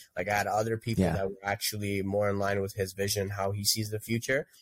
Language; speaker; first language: English; native; English